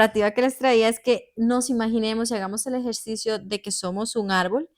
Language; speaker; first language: Spanish; native; Spanish